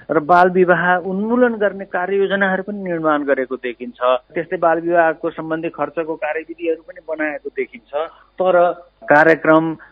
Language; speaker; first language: Nepali; native; Nepali